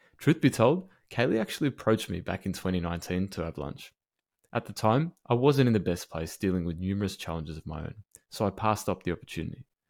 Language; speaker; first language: English; native; English